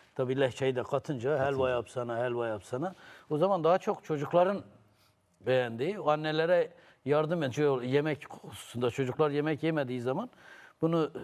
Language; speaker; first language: Turkish; native; Turkish